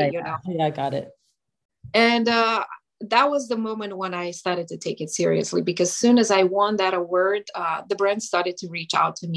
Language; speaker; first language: English; non-native, fluent; Romanian